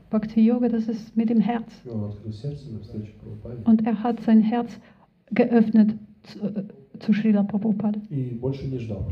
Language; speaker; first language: German; non-native, fluent; Russian